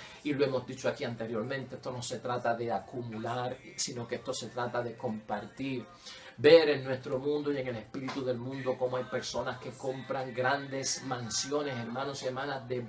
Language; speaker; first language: Spanish; native; Spanish